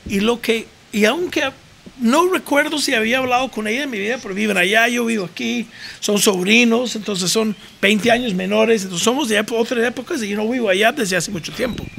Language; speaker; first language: Spanish; non-native, fluent; English